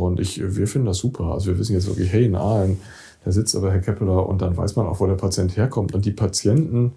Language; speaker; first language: German; native; German